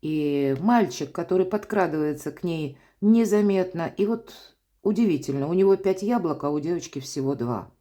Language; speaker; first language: Russian; native; Russian